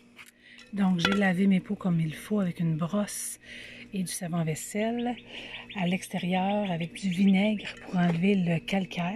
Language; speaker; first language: French; native; French